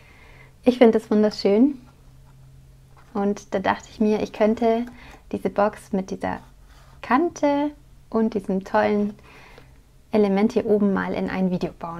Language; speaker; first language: German; native; German